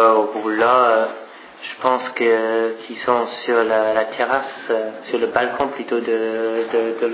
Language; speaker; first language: French; non-native, fluent; English